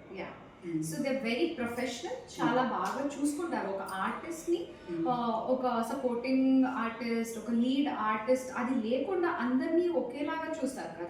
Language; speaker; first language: Telugu; non-native, local second language; Kannada